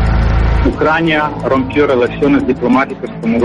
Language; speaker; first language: Spanish; non-native, fluent; Ukrainian